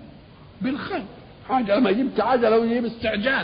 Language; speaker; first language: Arabic; native; Arabic